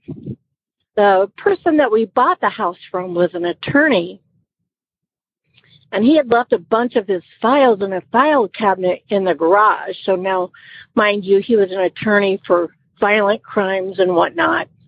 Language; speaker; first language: English; native; English